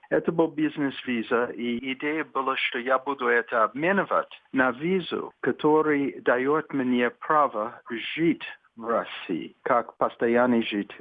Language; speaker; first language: Russian; non-native, fluent; English